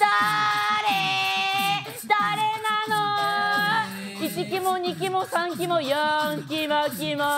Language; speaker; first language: Japanese; native; Japanese